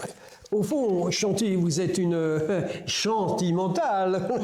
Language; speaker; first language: French; native; French